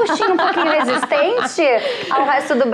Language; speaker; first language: Portuguese; native; Portuguese